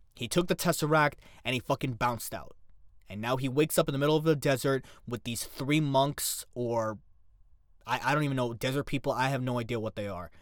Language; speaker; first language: English; native; English